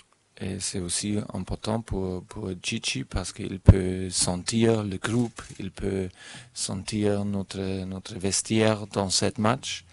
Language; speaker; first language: French; non-native, learner; German